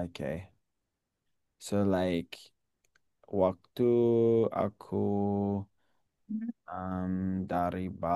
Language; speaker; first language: Indonesian; non-native, learner; English